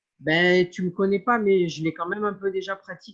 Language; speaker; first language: French; native; French